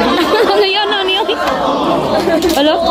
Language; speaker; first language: Japanese; non-native, learner; Filipino